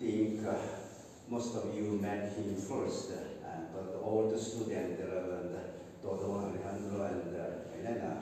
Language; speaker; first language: English; non-native, local second language; Cebuano